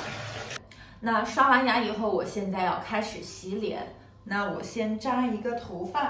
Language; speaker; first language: Chinese; native; Chinese